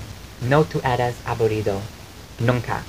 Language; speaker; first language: Spanish; non-native, learner; English